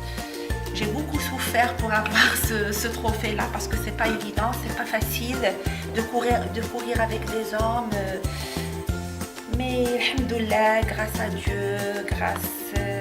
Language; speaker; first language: French; non-native, local second language; Arabic